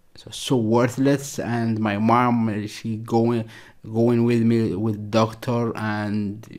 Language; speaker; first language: English; non-native, learner; Arabic